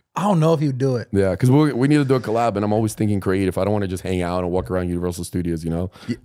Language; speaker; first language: English; non-native, fluent; Ukrainian